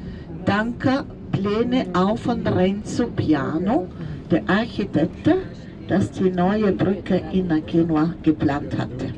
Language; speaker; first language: German; non-native, fluent; Italian